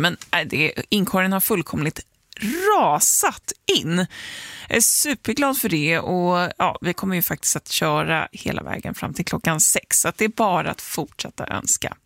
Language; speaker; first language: Swedish; native; Swedish